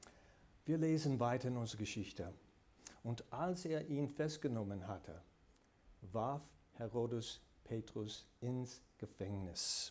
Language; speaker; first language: German; non-native, fluent; English